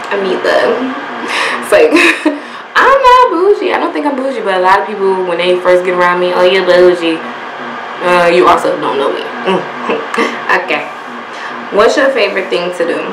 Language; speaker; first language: English; native; English